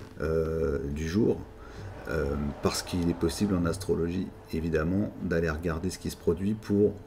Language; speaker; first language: French; native; French